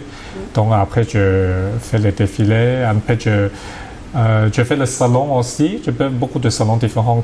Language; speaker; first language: French; non-native, learner; Cantonese